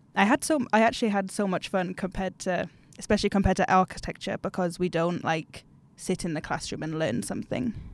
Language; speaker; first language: English; native; English